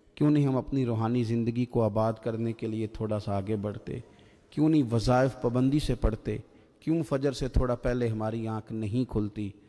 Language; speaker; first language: Urdu; native; Urdu